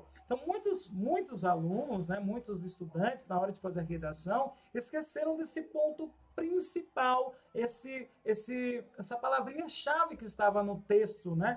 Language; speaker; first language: Portuguese; native; Portuguese